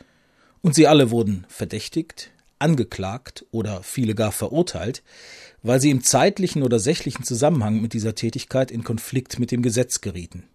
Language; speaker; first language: German; native; German